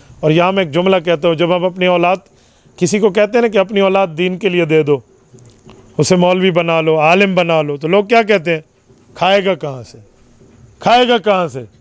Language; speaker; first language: Urdu; non-native, local second language; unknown